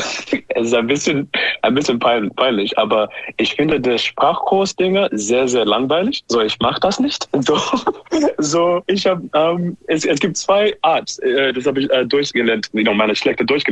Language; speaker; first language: German; non-native, learner; English